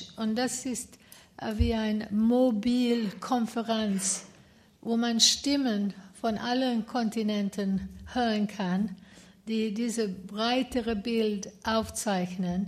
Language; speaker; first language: German; non-native, fluent; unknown